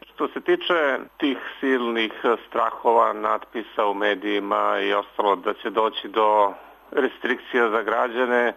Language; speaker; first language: Croatian; native; Croatian